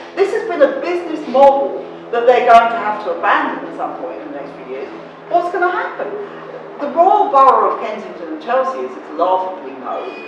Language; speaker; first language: English; native; English